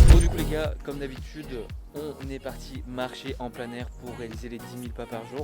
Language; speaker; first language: French; native; French